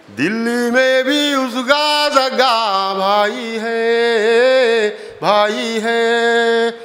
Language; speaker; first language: Urdu; native; Urdu